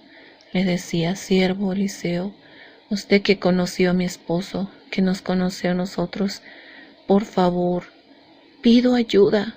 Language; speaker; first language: Spanish; native; Spanish